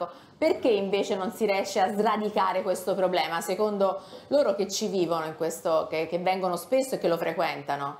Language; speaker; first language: Italian; native; Italian